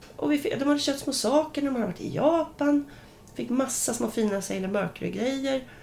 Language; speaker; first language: Swedish; native; Swedish